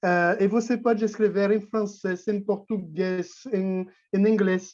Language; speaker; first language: Portuguese; non-native, fluent; French